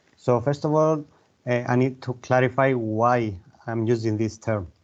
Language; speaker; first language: English; non-native, fluent; Greek